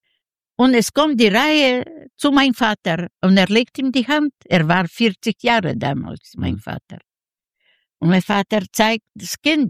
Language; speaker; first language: German; non-native, learner; Yiddish